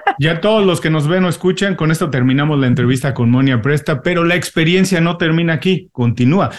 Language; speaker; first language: Spanish; native; Spanish